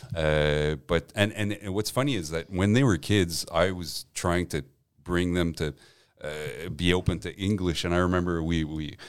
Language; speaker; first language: English; non-native, fluent; French